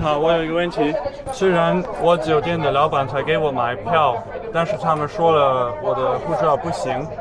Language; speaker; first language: Chinese; non-native, learner; German